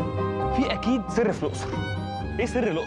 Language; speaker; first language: Arabic; native; Arabic